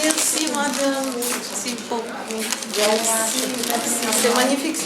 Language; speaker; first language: French; non-native, learner; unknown